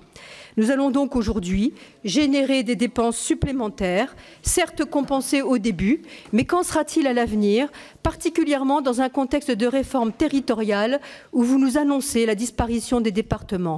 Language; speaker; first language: French; native; French